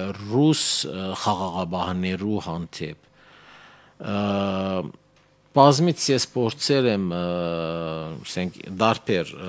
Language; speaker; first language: Armenian; early bilingual, heritage; Armenian